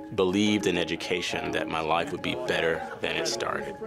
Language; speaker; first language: English; native; English